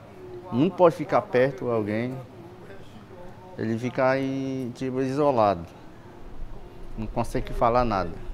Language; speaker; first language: Portuguese; non-native, local second language; Yanomámi